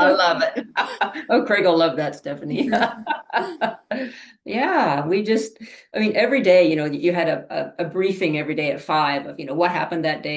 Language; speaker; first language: English; native; English